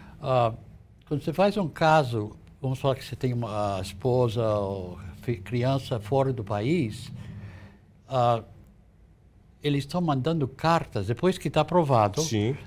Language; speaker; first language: Portuguese; non-native, fluent; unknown